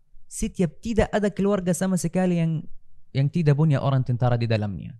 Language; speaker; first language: Indonesian; non-native, fluent; Arabic